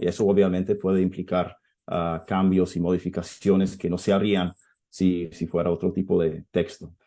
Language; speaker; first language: Spanish; non-native, fluent; English